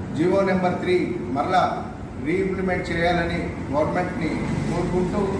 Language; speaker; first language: Telugu; non-native, local second language; Lambadi